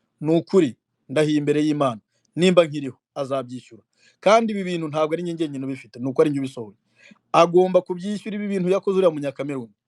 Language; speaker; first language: Kinyarwanda; native; Kinyarwanda